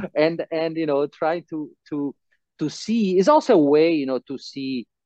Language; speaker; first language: English; non-native, fluent; Italian